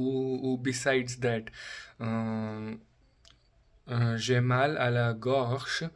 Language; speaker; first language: French; non-native, learner; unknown